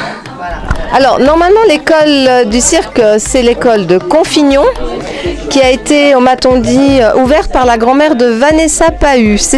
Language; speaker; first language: French; native; French